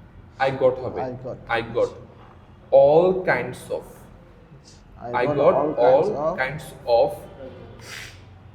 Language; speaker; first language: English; non-native, local second language; Bangla